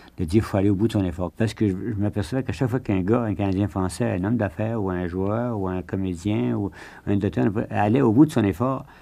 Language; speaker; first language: French; native; French